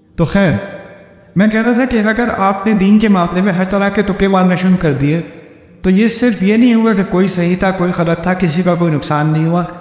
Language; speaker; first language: Urdu; early bilingual, heritage; Urdu